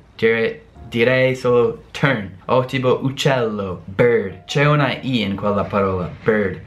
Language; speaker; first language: Italian; non-native, fluent; English